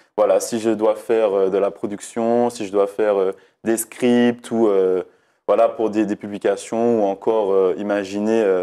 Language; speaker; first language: French; native; French